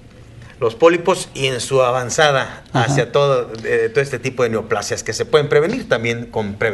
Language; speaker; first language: Spanish; native; Spanish